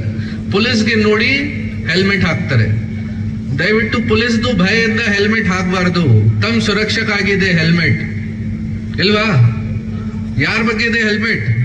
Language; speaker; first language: Kannada; non-native, local second language; Hindi